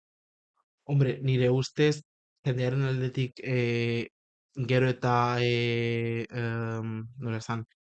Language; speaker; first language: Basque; non-native, local second language; Spanish